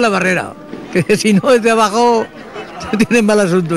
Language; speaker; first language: Spanish; native; Spanish